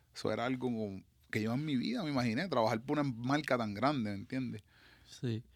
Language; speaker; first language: Spanish; native; Spanish